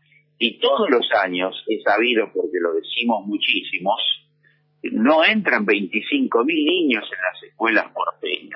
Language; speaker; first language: Spanish; native; Spanish